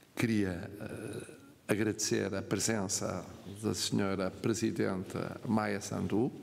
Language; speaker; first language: Portuguese; native; Portuguese